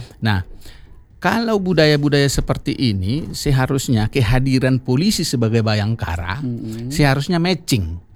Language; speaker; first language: Indonesian; non-native, local second language; Batak Toba